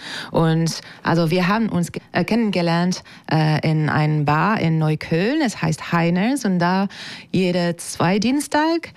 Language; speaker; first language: German; non-native, fluent; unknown